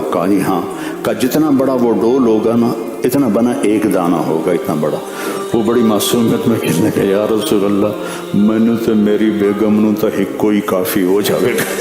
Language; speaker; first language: Urdu; non-native, local second language; Punjabi